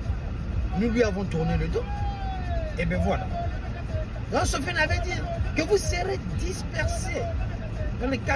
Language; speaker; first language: French; non-native, local second language; Kongo